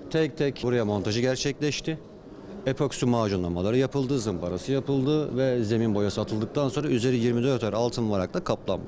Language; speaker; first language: Turkish; native; Turkish